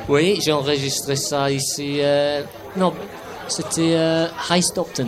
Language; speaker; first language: French; non-native, fluent; English